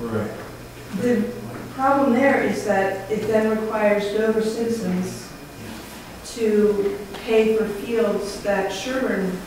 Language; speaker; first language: English; native; English